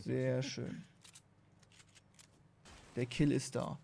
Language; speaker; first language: German; native; German